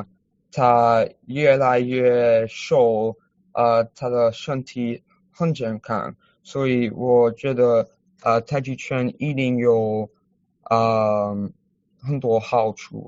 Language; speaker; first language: Chinese; non-native, learner; English